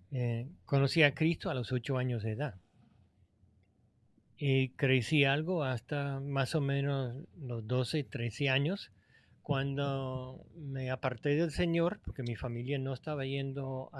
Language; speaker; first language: Spanish; non-native, fluent; English